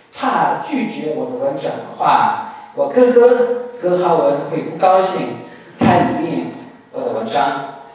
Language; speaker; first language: Chinese; non-native, fluent; German